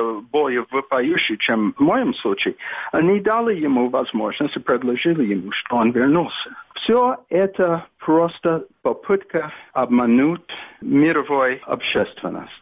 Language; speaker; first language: Russian; non-native, fluent; English